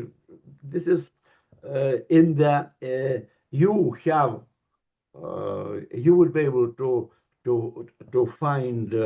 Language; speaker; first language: English; non-native, learner; Lithuanian